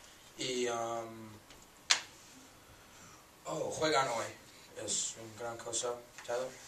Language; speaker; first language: Spanish; non-native, learner; English